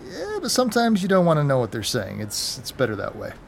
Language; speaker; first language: English; native; English